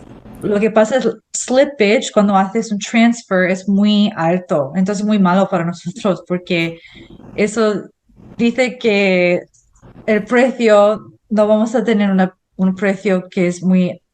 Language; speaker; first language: Spanish; non-native, fluent; English